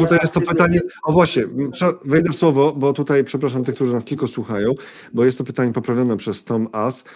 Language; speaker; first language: Polish; native; Polish